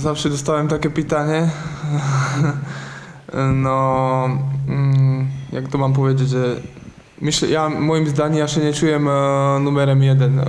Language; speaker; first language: Polish; non-native, learner; Slovak